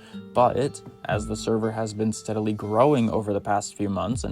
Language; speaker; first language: English; native; English